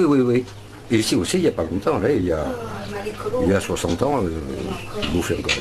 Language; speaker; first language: French; native; French